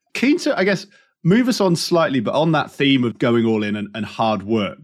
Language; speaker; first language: English; native; English